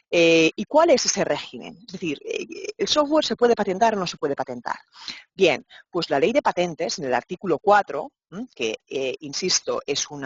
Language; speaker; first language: Spanish; native; Spanish